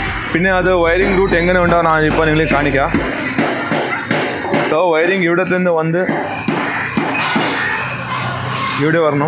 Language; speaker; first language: Malayalam; non-native, fluent; Tamil